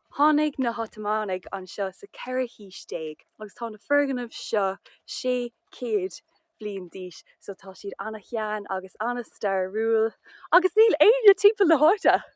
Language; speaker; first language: Irish; native; Irish